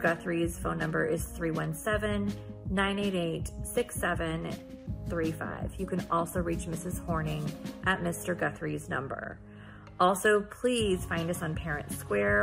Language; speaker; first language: English; native; English